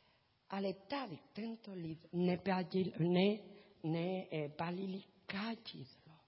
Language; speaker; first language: Czech; non-native, learner; Spanish